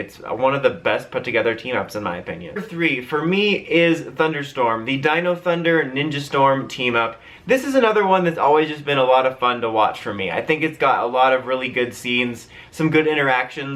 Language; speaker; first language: English; native; English